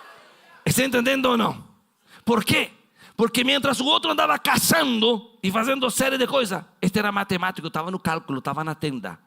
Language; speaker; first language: Portuguese; non-native, fluent; Spanish